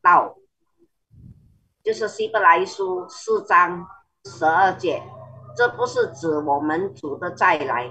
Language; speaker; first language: Chinese; early bilingual, heritage; Chinese